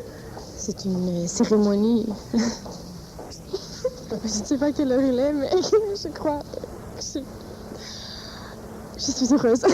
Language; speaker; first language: French; non-native, fluent; German